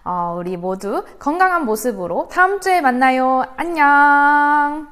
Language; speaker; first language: Korean; native; Korean